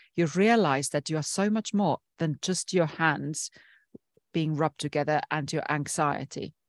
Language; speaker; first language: English; non-native, fluent; Finnish